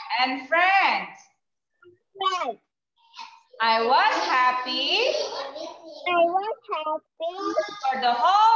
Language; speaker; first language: English; non-native, learner; Indonesian